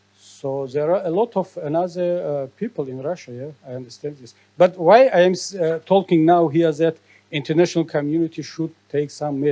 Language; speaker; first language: English; non-native, learner; Tajik